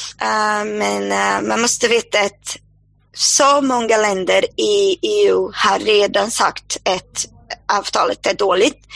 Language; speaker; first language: Swedish; non-native, fluent; Portuguese